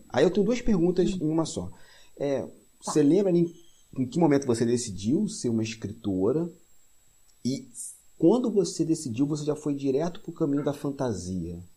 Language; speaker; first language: Portuguese; native; Portuguese